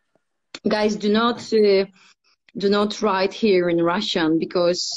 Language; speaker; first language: English; non-native, fluent; Polish